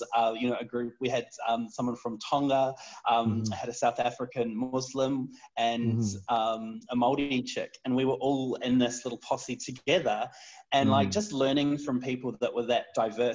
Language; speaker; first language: English; native; English